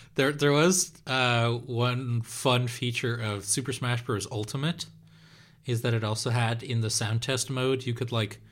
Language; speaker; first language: English; non-native, fluent; Dutch